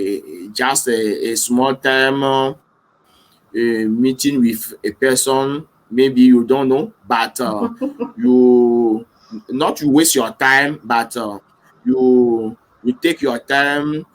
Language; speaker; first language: English; non-native, learner; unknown